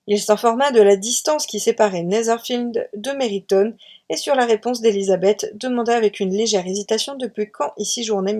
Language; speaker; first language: French; native; French